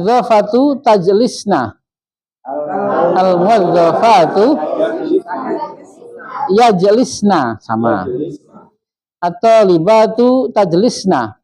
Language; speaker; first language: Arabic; non-native, fluent; Indonesian